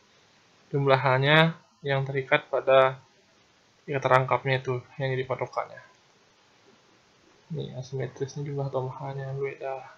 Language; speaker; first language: Indonesian; native; Indonesian